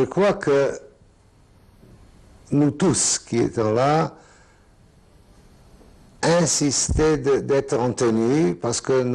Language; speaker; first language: French; non-native, fluent; Serbian